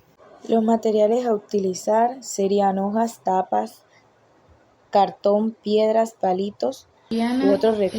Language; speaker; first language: Spanish; native; Spanish